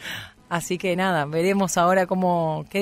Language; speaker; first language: Spanish; native; Spanish